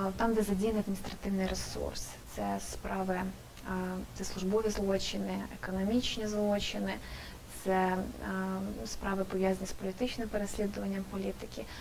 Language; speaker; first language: Ukrainian; native; Ukrainian